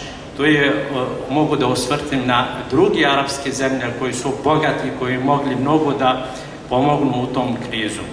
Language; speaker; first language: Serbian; non-native, fluent; Arabic